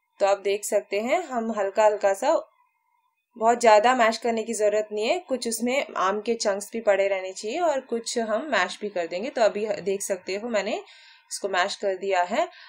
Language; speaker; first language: Hindi; non-native, local second language; Malayalam